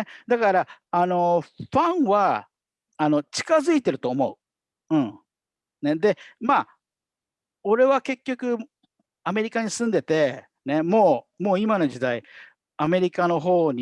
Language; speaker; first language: Japanese; native; Japanese